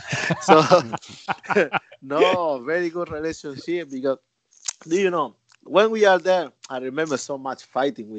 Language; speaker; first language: English; non-native, learner; Spanish